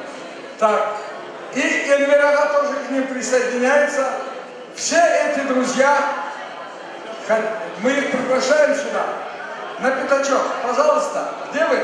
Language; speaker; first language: Russian; non-native, local second language; Crimean Tatar